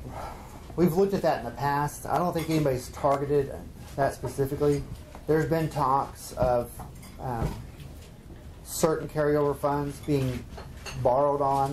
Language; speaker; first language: English; native; English